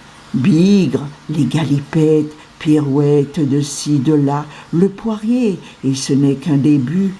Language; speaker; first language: French; native; French